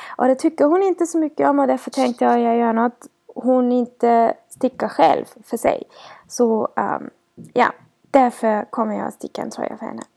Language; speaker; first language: Swedish; non-native, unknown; German